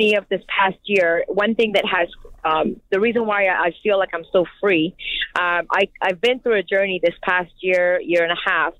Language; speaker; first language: English; non-native, fluent; French